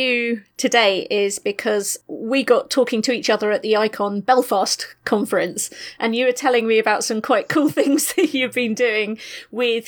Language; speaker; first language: English; native; English